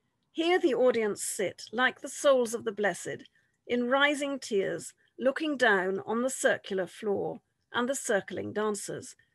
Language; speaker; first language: English; native; English